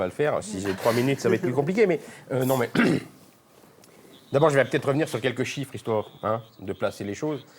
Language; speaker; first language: French; native; French